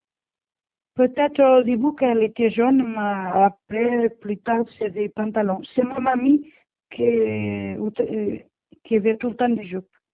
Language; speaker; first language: French; non-native, learner; Portuguese